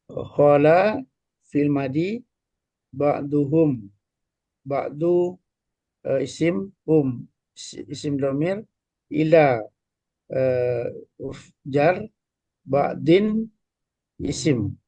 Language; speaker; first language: Arabic; non-native, learner; Indonesian